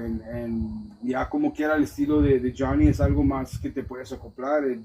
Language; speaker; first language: Spanish; early bilingual, other home language; English